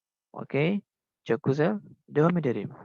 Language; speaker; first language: Turkish; non-native, learner; Indonesian